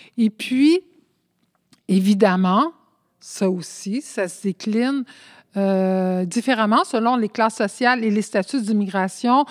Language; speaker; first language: French; early bilingual, other home language; Spanish